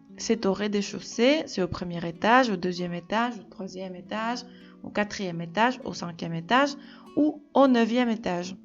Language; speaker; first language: French; non-native, fluent; Spanish